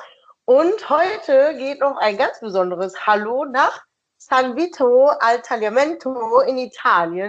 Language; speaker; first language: German; native; German